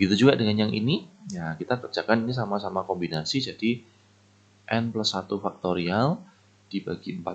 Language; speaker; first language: Indonesian; native; Indonesian